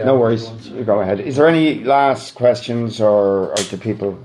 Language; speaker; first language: English; native; English